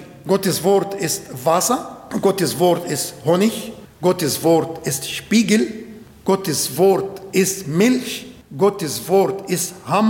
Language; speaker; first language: German; non-native, learner; Arabic